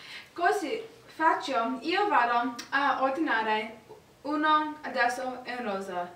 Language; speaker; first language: Italian; non-native, learner; English